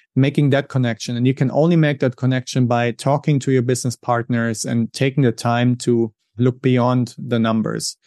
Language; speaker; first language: English; non-native, fluent; German